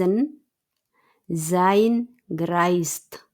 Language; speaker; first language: German; non-native, fluent; Indonesian